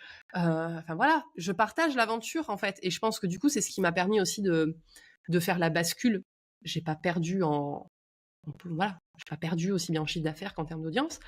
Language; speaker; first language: French; native; French